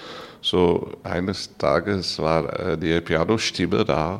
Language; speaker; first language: German; non-native, learner; Dutch